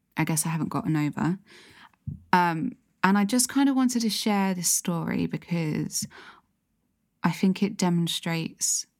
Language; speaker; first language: English; native; English